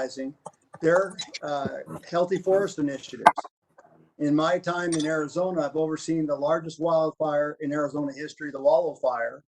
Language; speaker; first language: English; native; English